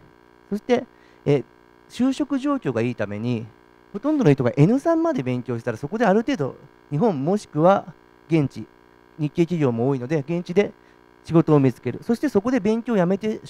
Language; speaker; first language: Japanese; native; Japanese